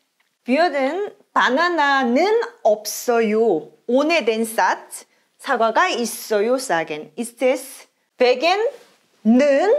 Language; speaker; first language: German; non-native, fluent; Korean